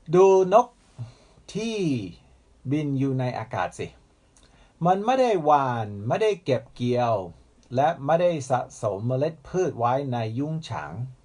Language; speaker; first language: Thai; non-native, fluent; English